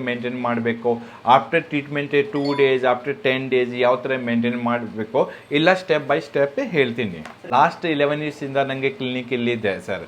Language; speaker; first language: Kannada; non-native, local second language; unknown